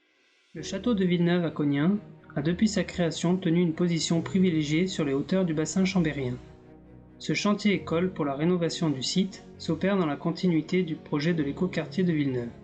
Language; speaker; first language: French; native; French